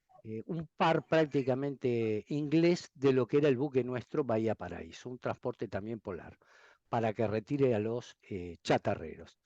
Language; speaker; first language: Spanish; native; Spanish